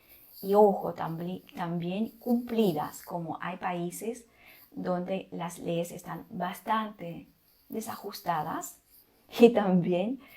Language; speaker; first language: Spanish; non-native, fluent; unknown